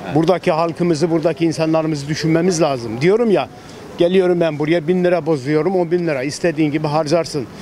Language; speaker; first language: Turkish; native; Turkish